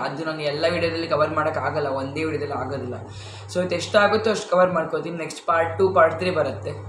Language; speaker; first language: Kannada; native; Kannada